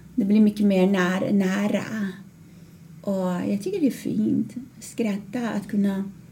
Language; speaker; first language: Swedish; non-native, fluent; Persian